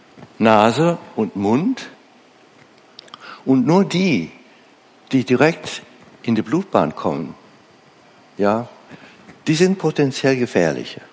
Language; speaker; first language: German; non-native, fluent; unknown